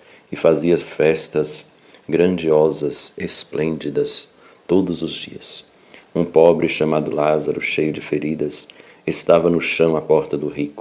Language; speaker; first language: Portuguese; native; Portuguese